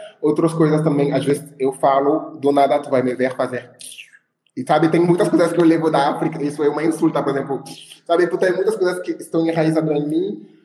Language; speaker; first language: Portuguese; non-native, fluent; French